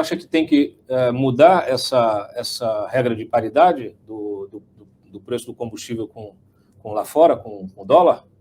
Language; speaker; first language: Portuguese; native; Portuguese